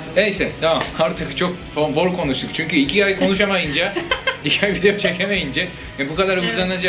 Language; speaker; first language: Turkish; non-native, fluent; Japanese